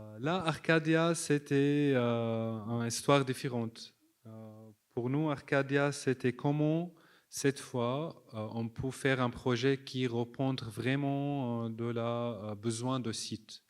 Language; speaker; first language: French; non-native, fluent; Arabic